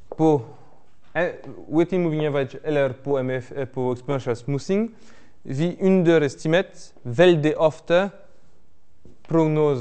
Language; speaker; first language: Norwegian; non-native, fluent; French